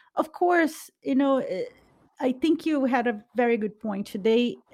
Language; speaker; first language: English; non-native, fluent; Portuguese